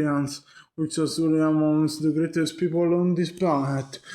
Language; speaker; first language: English; non-native, learner; Italian